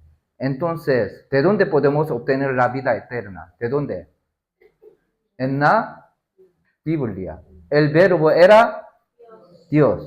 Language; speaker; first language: Spanish; non-native, learner; Korean